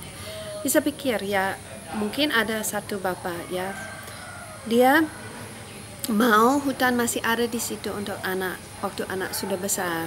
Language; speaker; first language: Indonesian; non-native, fluent; English